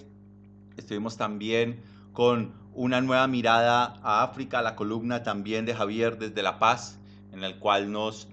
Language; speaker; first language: Spanish; native; Spanish